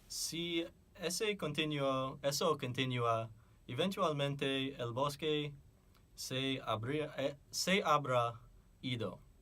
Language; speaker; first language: Spanish; non-native, learner; English